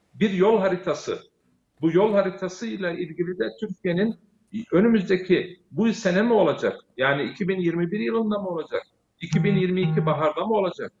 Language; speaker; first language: Turkish; early bilingual, heritage; Turkish